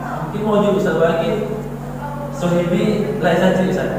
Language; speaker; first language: Arabic; non-native, learner; Indonesian